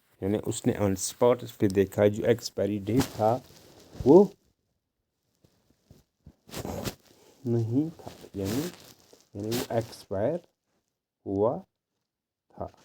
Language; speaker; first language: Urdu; non-native, local second language; Kashmiri